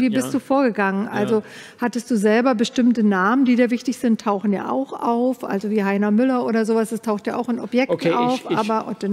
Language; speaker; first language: German; native; German